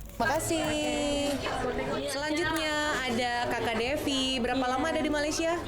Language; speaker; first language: Indonesian; native; Indonesian